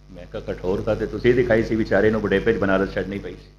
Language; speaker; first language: Urdu; non-native, local second language; Punjabi